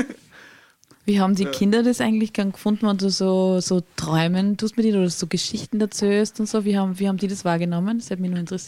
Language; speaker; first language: German; native; German